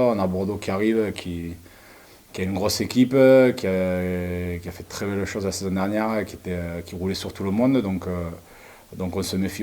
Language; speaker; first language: French; native; French